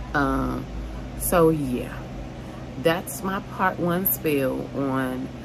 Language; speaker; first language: English; native; English